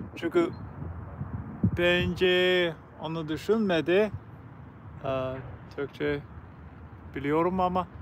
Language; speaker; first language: Turkish; non-native, learner; English